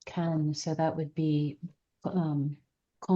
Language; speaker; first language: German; non-native, learner; English